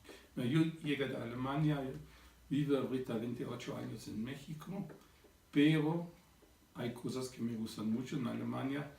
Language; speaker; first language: Spanish; non-native, fluent; German